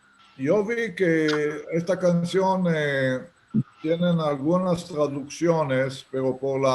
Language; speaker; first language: Spanish; non-native, fluent; Hebrew